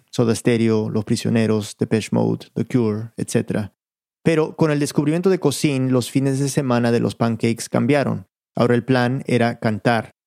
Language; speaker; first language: Spanish; early bilingual, heritage; Spanish